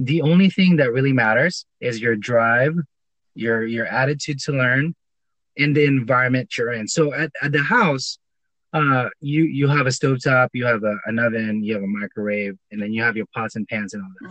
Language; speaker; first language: English; non-native, local second language; Filipino